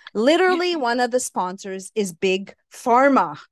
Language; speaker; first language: English; native; English